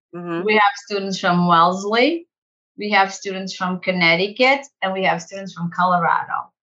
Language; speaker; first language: English; early bilingual, other home language; Portuguese